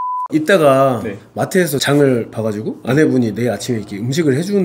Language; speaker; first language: Korean; native; Korean